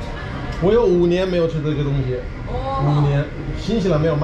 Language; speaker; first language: Chinese; non-native, fluent; English